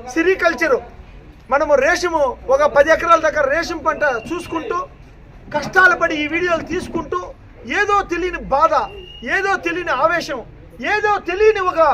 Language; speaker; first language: Telugu; native; Telugu